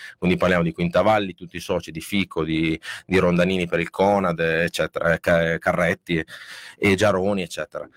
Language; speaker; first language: Italian; native; Italian